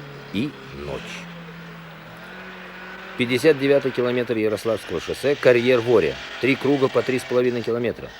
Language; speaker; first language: Russian; native; Russian